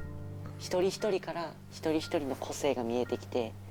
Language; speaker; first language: Japanese; native; Japanese